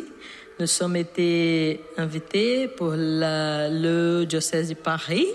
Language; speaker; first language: French; non-native, learner; Portuguese